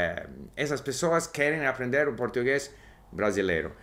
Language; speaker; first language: Portuguese; non-native, learner; English